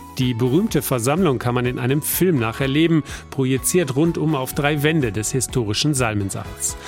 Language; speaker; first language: German; native; German